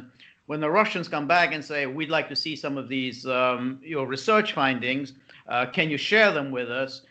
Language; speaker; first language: English; native; English